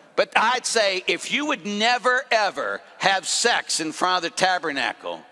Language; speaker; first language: English; native; English